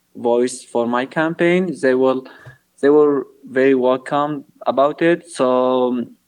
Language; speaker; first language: English; non-native, learner; Arabic